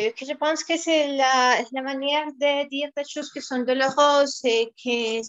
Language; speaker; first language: French; non-native, fluent; Spanish